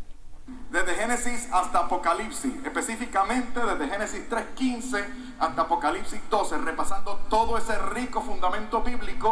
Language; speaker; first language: Spanish; native; Spanish